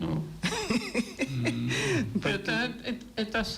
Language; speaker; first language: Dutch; non-native, local second language; Papiamento